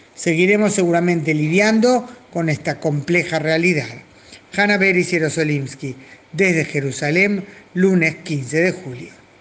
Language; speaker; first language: Spanish; native; Spanish